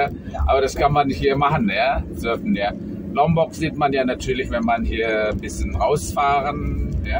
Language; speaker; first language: German; non-native, fluent; Indonesian